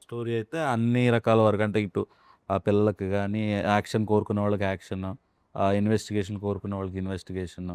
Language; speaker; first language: Telugu; native; Telugu